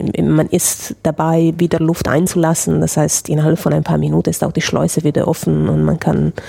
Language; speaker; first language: German; non-native, fluent; Italian